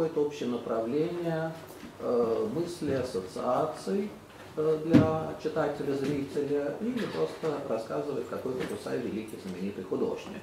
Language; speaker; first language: Russian; native; Russian